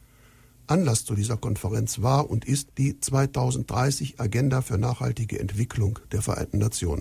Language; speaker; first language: German; native; German